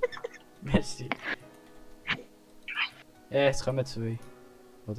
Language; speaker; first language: German; native; German